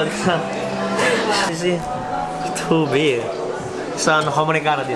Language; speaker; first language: English; non-native, learner; Indonesian